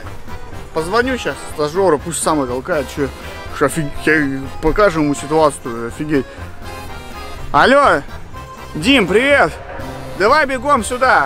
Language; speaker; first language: Russian; native; Russian